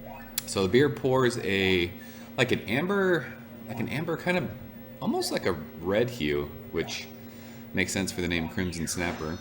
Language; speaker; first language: English; native; English